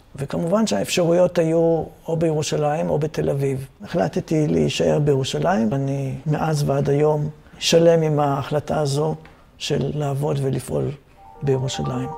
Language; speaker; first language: Hebrew; native; Hebrew